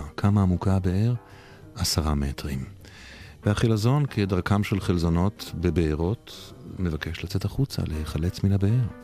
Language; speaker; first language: Hebrew; native; Hebrew